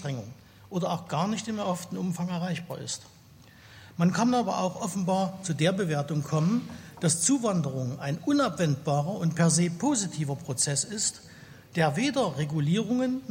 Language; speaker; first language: German; native; German